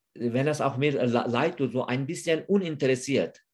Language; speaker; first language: German; non-native, fluent; Uyghur